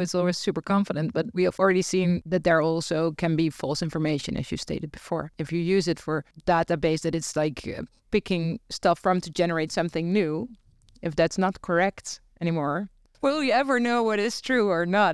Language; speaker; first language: English; non-native, fluent; Dutch